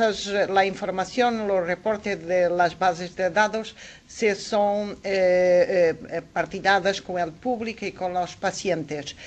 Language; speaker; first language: Spanish; non-native, fluent; Portuguese